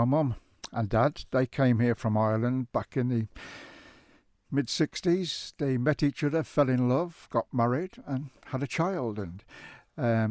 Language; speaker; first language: English; native; English